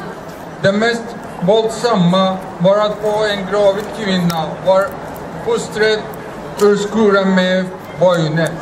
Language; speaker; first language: Swedish; non-native, fluent; Azerbaijani